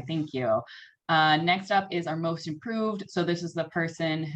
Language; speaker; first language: English; native; English